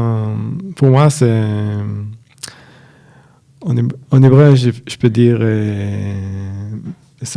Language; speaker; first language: French; non-native, learner; Hebrew